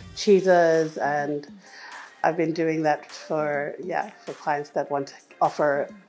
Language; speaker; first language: English; non-native, fluent; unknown